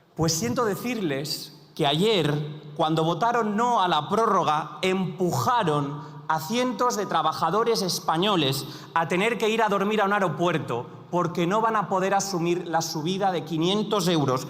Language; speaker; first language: Spanish; native; Spanish